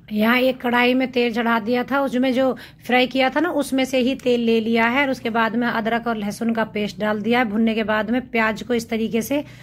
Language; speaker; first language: Hindi; native; Hindi